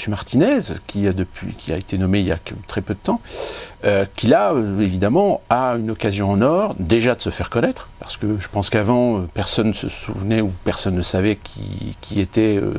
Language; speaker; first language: French; native; French